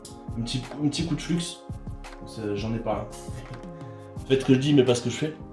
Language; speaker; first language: French; native; French